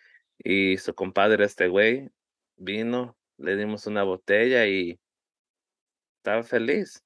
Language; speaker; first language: Spanish; early bilingual, heritage; Spanish